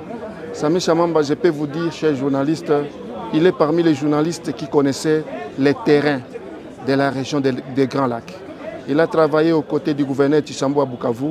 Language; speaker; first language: French; non-native, local second language; Swahili